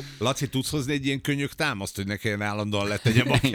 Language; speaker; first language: Hungarian; native; Hungarian